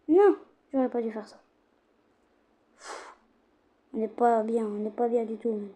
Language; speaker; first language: French; native; French